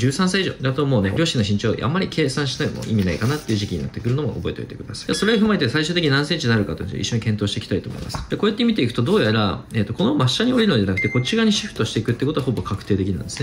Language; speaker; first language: Japanese; native; Japanese